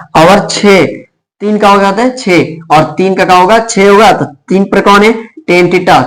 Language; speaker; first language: Hindi; native; Hindi